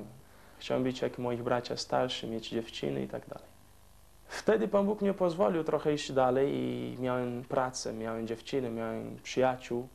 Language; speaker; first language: Polish; non-native, fluent; Portuguese